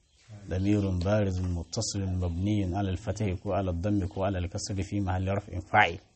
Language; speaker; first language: Arabic; non-native, fluent; Hausa